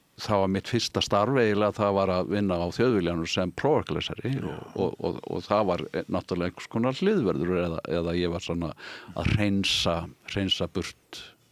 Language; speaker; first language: Icelandic; native; Icelandic